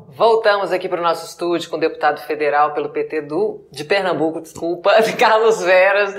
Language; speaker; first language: Portuguese; native; Portuguese